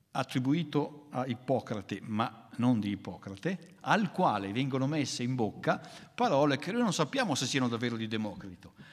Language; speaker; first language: Italian; native; Italian